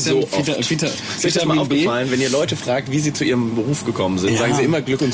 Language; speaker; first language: German; native; German